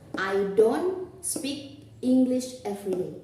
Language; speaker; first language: English; non-native, learner; Indonesian